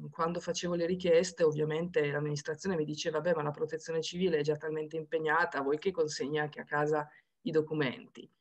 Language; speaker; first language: Italian; native; Italian